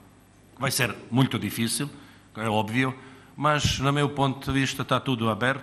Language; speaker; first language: Portuguese; non-native, fluent; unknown